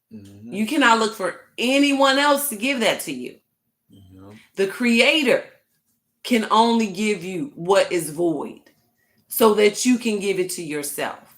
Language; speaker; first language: English; native; English